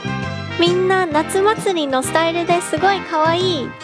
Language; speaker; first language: Japanese; non-native, fluent; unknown